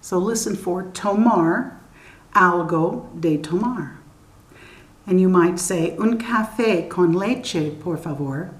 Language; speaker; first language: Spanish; non-native, learner; English